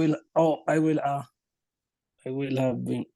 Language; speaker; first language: English; non-native, learner; Spanish